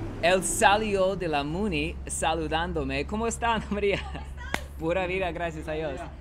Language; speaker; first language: Spanish; non-native, fluent; English